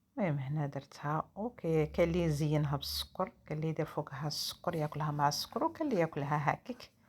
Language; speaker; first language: Arabic; native; Arabic